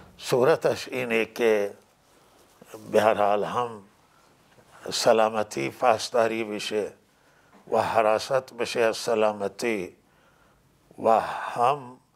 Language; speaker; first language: Persian; non-native, local second language; Baluchi